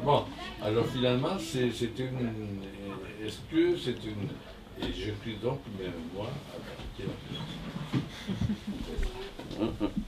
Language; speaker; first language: French; non-native, fluent; Spanish